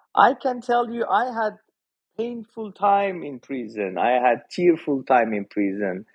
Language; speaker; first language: English; non-native, fluent; Persian